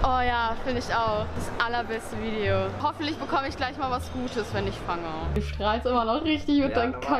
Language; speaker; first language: German; native; German